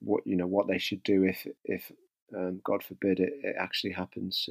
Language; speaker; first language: English; native; English